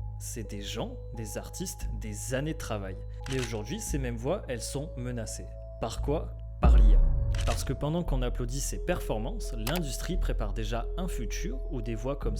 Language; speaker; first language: French; native; French